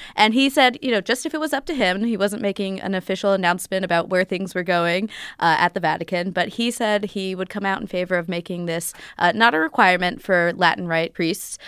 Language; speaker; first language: English; native; English